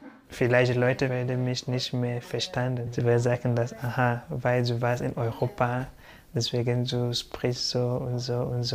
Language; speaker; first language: German; non-native, learner; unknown